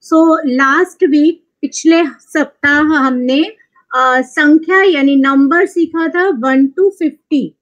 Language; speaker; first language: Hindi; native; Hindi